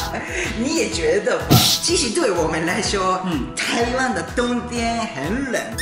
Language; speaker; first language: Chinese; non-native, fluent; Japanese